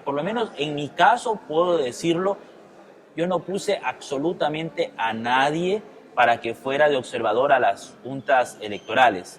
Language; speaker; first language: Spanish; native; Spanish